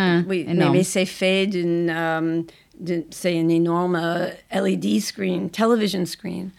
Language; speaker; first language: French; non-native, fluent; English